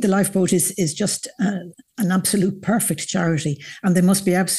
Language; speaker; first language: English; native; English